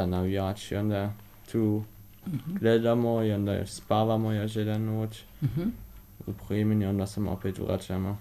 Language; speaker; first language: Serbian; early bilingual, heritage; Serbian